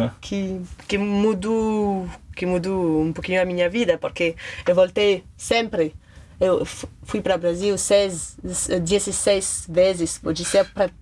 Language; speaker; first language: Portuguese; non-native, learner; French